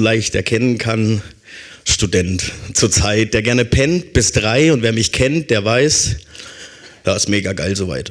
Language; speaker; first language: German; native; German